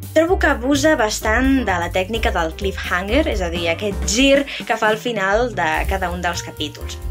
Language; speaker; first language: Catalan; native; Catalan